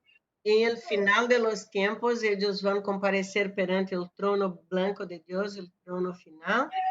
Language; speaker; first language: Spanish; non-native, fluent; Portuguese